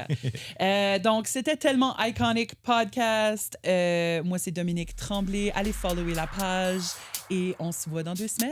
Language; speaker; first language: French; native; French